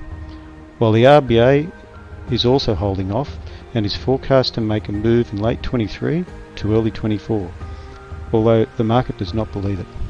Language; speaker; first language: English; native; English